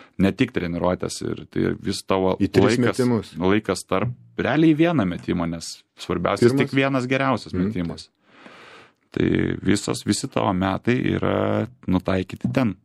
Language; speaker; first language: Lithuanian; native; Lithuanian